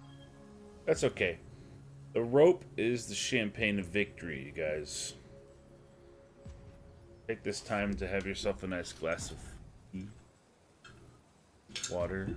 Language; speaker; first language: English; native; English